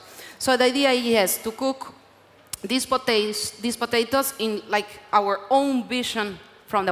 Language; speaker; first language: English; non-native, learner; Spanish